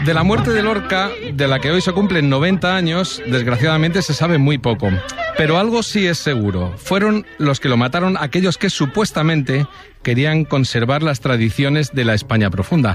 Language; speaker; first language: Spanish; native; Spanish